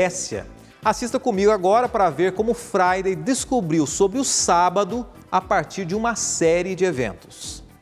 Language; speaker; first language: Portuguese; native; Portuguese